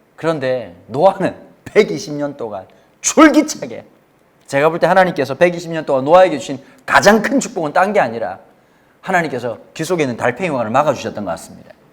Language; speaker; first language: Korean; native; Korean